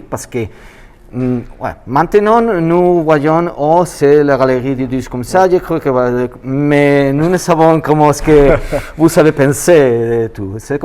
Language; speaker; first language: French; non-native, learner; Spanish